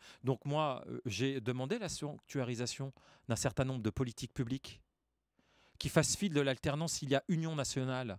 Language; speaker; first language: French; native; French